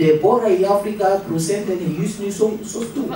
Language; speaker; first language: Swedish; non-native, learner; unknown